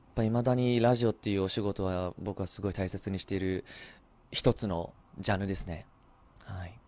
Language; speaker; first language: Japanese; early bilingual, heritage; Japanese